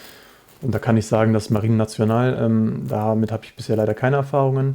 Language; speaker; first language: German; native; German